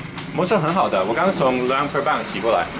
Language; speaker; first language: Chinese; non-native, fluent; English